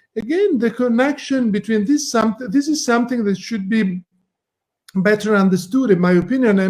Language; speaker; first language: English; non-native, fluent; Italian